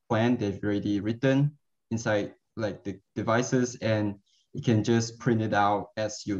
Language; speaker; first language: English; non-native, local second language; Cantonese